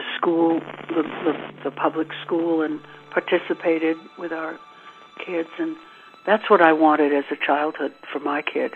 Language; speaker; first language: English; native; English